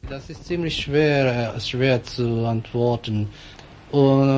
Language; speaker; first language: German; non-native, fluent; Japanese